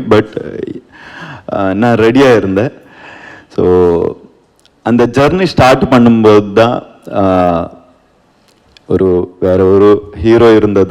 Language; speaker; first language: Tamil; non-native, learner; Kannada